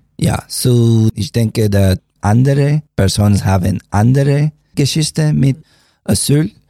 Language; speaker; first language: German; non-native, learner; Spanish